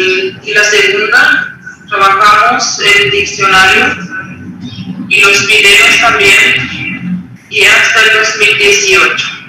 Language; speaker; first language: Spanish; non-native, local second language; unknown